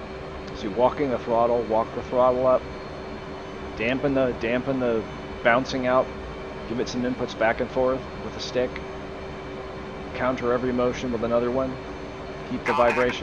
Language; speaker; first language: English; native; English